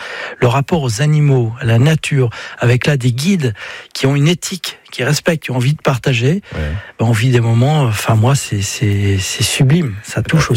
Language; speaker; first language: French; native; French